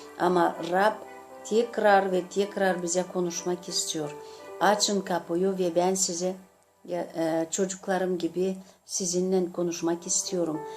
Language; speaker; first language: Turkish; non-native, fluent; Gagauz